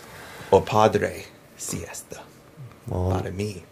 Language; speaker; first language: Spanish; non-native, learner; English